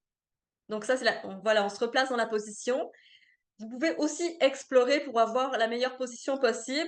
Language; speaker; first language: French; native; French